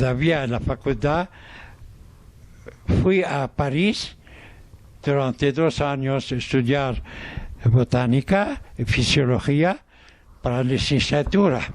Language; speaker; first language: Spanish; non-native, fluent; Arabic